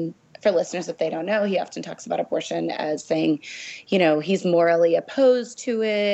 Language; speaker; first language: English; native; English